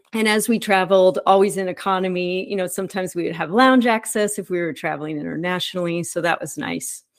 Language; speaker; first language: English; native; English